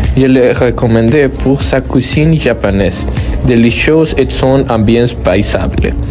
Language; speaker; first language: French; non-native, learner; Spanish